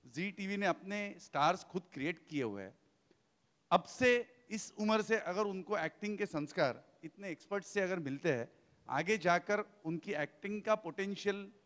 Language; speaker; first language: Hindi; native; Hindi